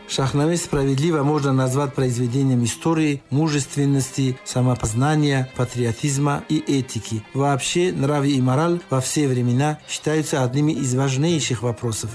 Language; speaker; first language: Russian; non-native, local second language; Tajik